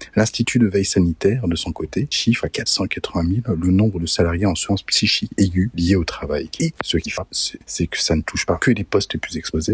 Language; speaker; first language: French; native; French